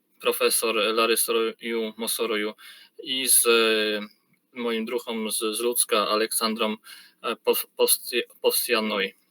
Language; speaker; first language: Polish; non-native, learner; Ukrainian